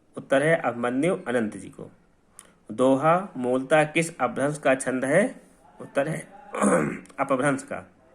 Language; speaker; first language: Hindi; native; Hindi